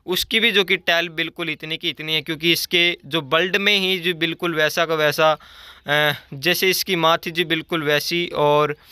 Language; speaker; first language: Hindi; native; Hindi